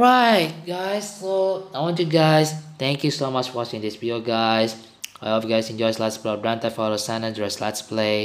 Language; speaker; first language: English; non-native, learner; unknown